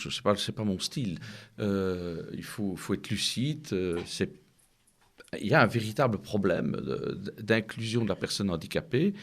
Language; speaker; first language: French; native; French